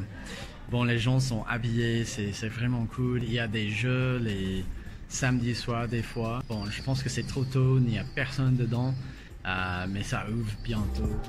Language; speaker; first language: French; non-native, fluent; English